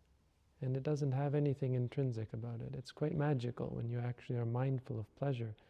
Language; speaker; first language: English; native; English